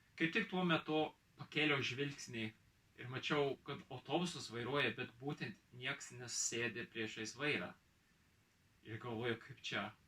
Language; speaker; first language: Lithuanian; early bilingual, heritage; Lithuanian